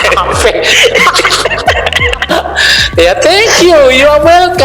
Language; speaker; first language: English; non-native, fluent; Indonesian